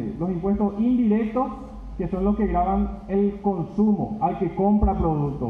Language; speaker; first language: Spanish; native; Spanish